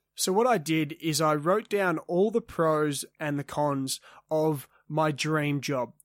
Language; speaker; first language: English; native; English